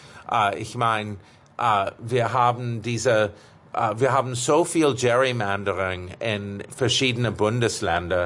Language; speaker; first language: German; non-native, fluent; English